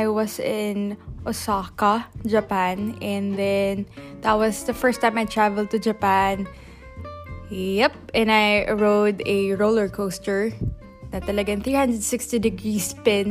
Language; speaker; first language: English; non-native, local second language; Bikol